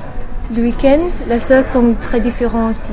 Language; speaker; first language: French; non-native, learner; English